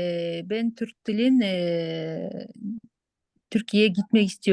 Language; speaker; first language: Turkish; non-native, learner; Kyrgyz